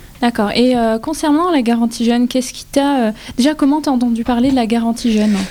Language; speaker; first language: French; native; French